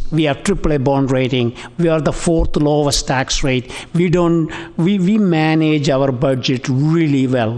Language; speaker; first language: English; non-native, local second language; Tamil